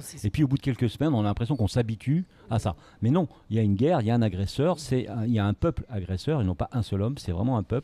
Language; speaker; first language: French; native; French